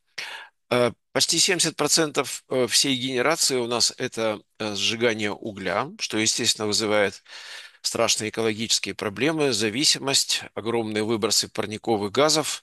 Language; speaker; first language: Russian; native; Russian